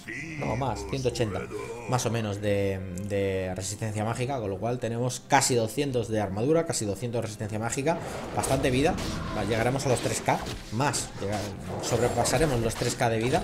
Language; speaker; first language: Spanish; native; Spanish